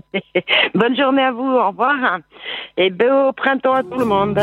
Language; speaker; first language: French; native; French